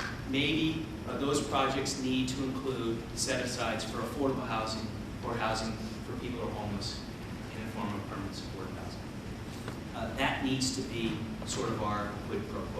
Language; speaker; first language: English; native; English